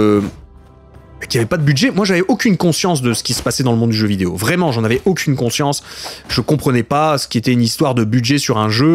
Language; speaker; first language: French; native; French